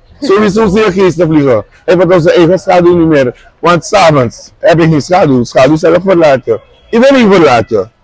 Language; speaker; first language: Dutch; native; Dutch